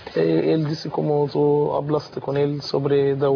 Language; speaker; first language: Spanish; non-native, fluent; Arabic